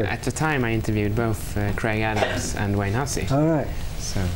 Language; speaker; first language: English; non-native, fluent; Swedish